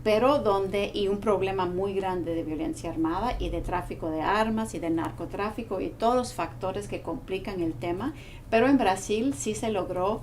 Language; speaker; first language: Spanish; non-native, fluent; English